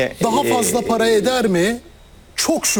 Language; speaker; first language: Turkish; native; Turkish